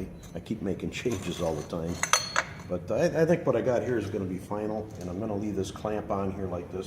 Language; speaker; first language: English; native; English